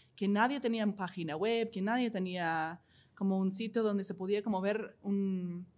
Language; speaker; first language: Spanish; non-native, fluent; English